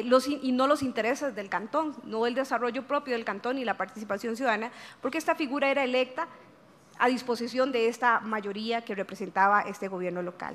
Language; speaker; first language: Spanish; native; Spanish